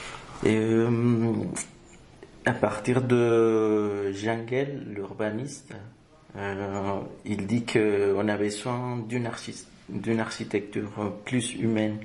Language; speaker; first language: French; non-native, fluent; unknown